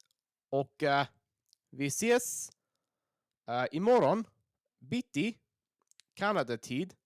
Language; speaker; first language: Swedish; non-native, learner; English